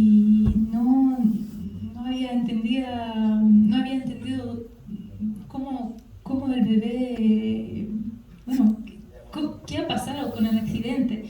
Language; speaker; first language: Spanish; non-native, fluent; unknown